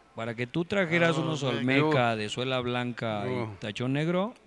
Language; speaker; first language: Spanish; native; Spanish